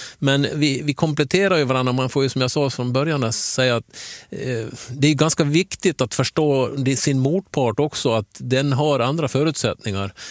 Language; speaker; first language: Swedish; native; Swedish